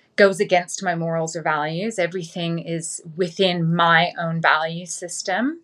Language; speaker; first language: English; native; English